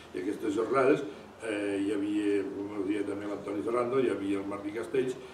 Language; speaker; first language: Catalan; native; Catalan